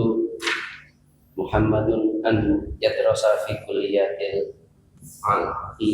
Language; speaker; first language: Arabic; non-native, learner; Indonesian